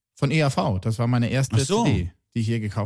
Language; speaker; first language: German; native; German